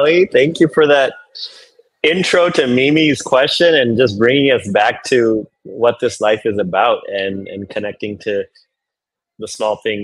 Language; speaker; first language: English; native; English